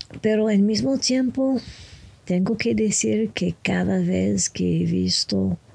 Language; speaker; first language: Spanish; non-native, fluent; French